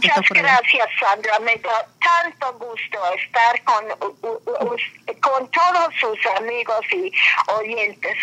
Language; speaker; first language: Spanish; non-native, fluent; English